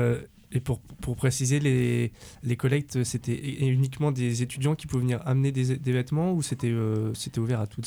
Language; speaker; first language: French; native; French